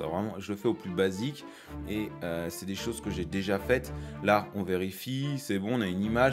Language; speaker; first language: French; native; French